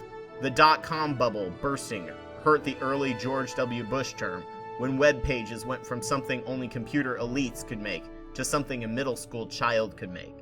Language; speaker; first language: English; native; English